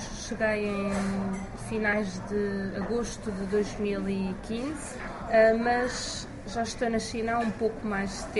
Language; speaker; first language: Portuguese; native; Portuguese